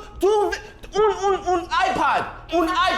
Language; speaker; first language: Spanish; non-native, learner; English